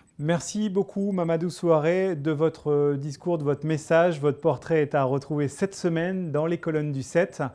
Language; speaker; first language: French; native; French